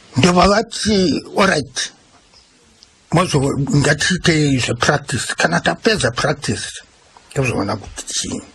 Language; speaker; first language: Shona; native; Shona